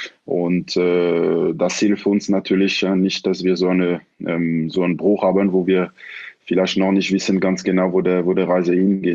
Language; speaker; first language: German; non-native, fluent; French